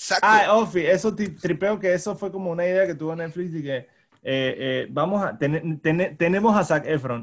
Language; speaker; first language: Spanish; native; Spanish